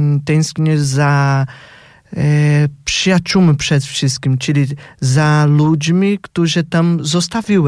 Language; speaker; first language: Polish; non-native, fluent; Portuguese